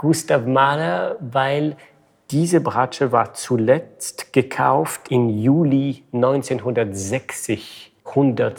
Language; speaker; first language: German; non-native, fluent; French